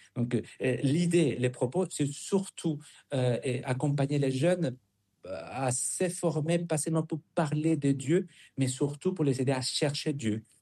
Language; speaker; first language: French; non-native, fluent; Spanish